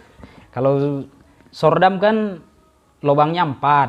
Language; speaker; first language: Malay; non-native, local second language; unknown